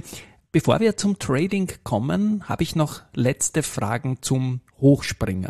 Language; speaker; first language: German; native; German